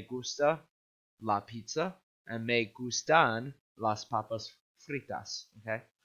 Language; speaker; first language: Spanish; non-native, learner; English